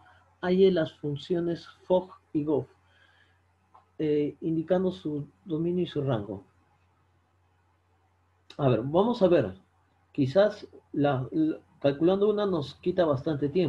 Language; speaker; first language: Spanish; native; Spanish